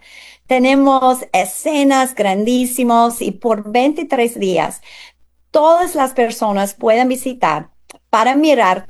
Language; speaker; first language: Spanish; non-native, fluent; English